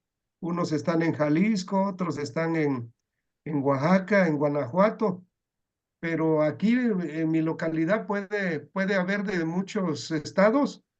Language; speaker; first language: Spanish; native; Spanish